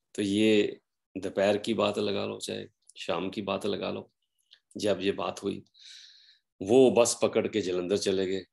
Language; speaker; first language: Hindi; non-native, local second language; Punjabi